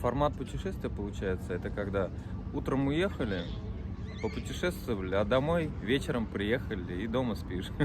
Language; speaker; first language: Russian; native; Russian